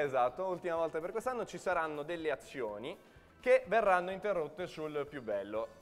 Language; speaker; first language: Italian; native; Italian